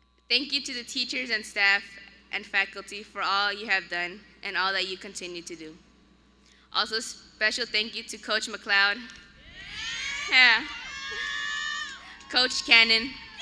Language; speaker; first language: English; early bilingual, other home language; Spanish